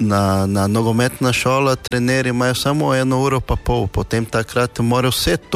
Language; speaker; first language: Slovenian; non-native, fluent; Portuguese